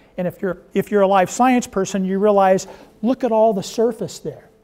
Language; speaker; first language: English; native; English